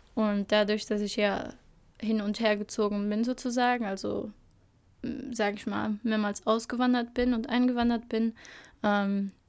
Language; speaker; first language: German; early bilingual, other home language; Albanian